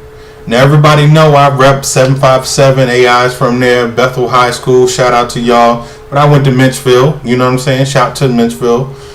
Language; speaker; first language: English; native; English